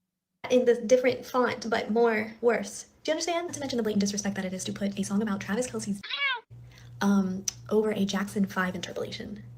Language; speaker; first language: English; native; English